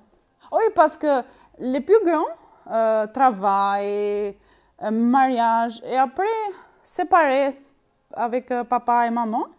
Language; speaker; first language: French; non-native, learner; Albanian